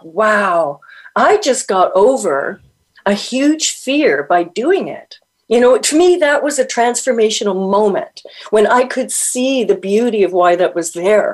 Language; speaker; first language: English; native; English